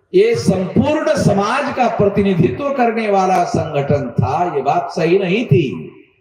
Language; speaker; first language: Hindi; non-native, local second language; Marathi